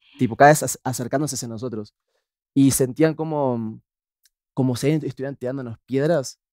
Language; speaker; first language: Spanish; native; Spanish